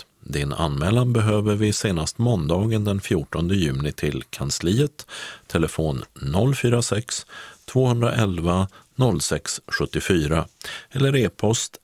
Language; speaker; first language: Swedish; native; Swedish